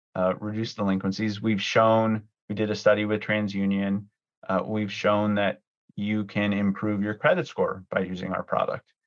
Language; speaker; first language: English; early bilingual, other home language; Greek